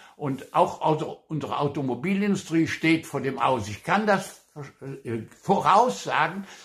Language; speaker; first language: German; non-native, local second language; Luxembourgish